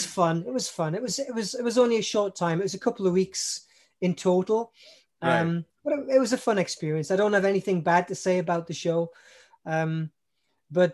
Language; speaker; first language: English; native; English